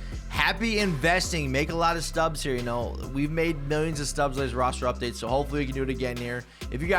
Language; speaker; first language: English; native; English